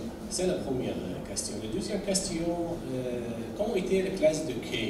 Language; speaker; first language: French; non-native, learner; Arabic